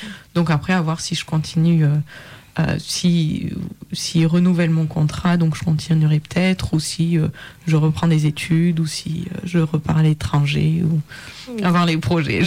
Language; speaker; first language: French; native; French